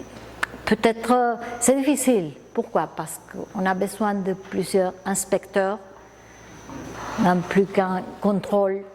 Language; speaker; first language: French; non-native, fluent; Spanish